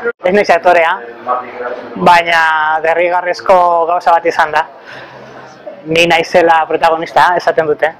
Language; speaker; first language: Basque; non-native, local second language; Spanish